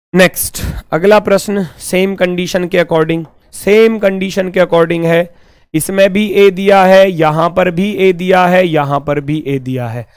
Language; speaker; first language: Hindi; native; Hindi